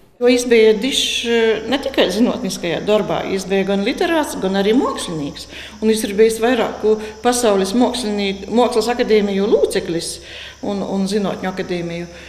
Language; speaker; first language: Latvian; native; Latvian